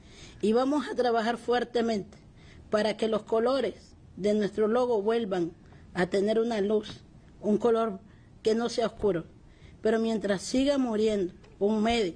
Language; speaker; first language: Spanish; native; Spanish